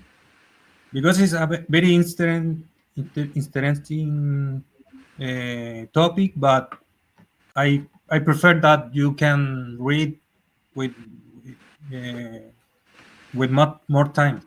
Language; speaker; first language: English; non-native, learner; Spanish